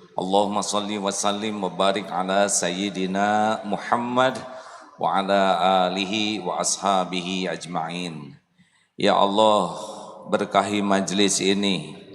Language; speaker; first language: Indonesian; native; Indonesian